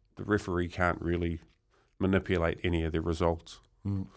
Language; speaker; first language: English; native; English